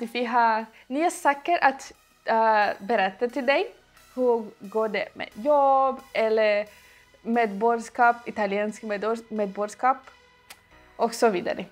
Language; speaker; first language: Swedish; non-native, learner; Portuguese